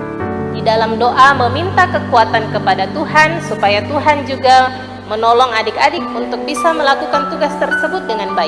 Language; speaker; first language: Indonesian; native; Indonesian